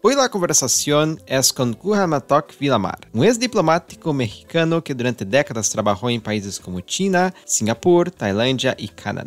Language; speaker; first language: Spanish; non-native, fluent; Portuguese